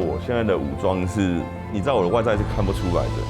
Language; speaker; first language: Chinese; native; Chinese